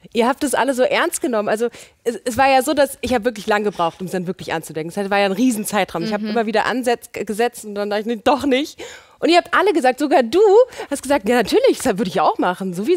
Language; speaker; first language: German; native; German